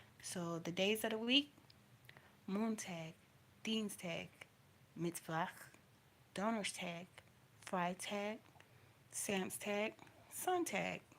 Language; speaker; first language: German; non-native, learner; English